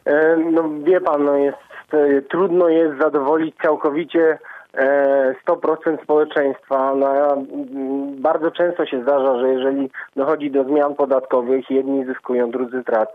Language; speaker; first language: Polish; native; Polish